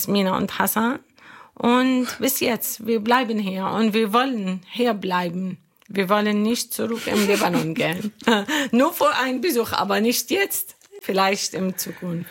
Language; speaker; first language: German; non-native, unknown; Arabic